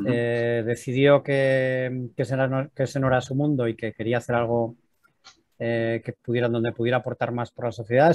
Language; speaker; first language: Spanish; native; Spanish